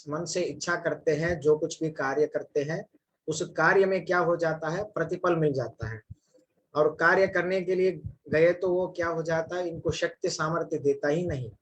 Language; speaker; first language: Hindi; non-native, local second language; Kannada